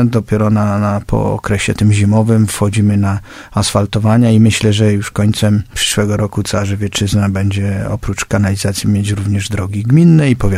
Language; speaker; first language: Polish; native; Polish